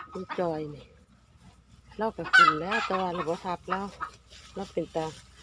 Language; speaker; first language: Thai; native; Thai